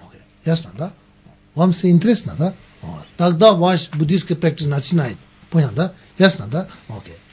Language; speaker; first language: Russian; non-native, learner; Tibetan